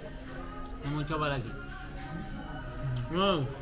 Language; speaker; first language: Indonesian; non-native, learner; Arabic